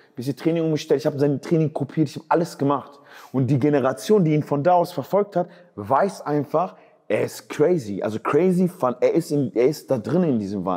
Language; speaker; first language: German; native; German